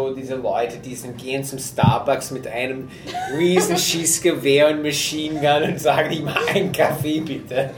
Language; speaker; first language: German; non-native, fluent; English